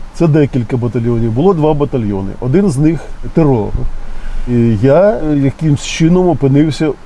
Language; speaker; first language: Ukrainian; native; Ukrainian